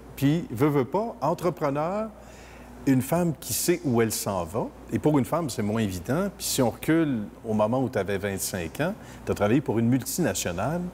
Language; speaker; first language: French; native; French